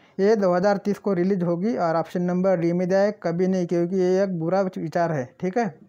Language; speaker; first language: Hindi; non-native, local second language; Marathi